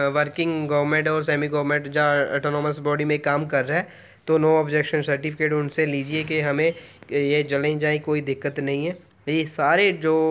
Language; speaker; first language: Hindi; non-native, local second language; Punjabi